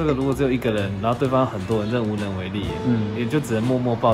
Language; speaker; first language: Chinese; native; Chinese